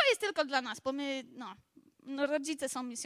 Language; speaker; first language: Polish; non-native, learner; English